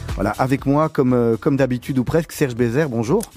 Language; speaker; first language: French; native; French